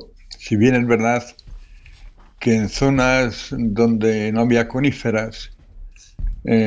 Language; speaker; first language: Spanish; native; Spanish